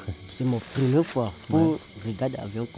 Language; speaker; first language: French; non-native, learner; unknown